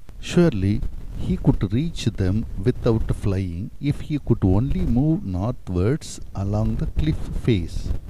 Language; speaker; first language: English; non-native, local second language; Tamil